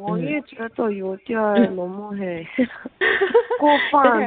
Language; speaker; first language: Chinese; non-native, learner; Korean